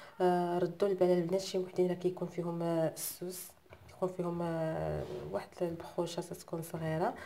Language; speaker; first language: Arabic; native; Arabic